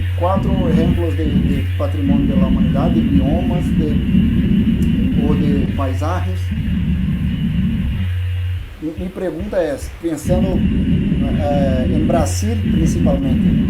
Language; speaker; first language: Spanish; non-native, learner; Portuguese